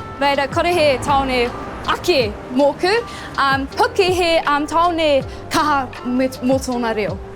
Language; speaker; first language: Māori; non-native, local second language; English